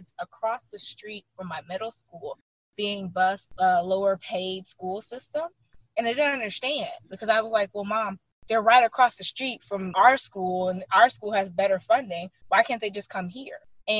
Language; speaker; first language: English; native; English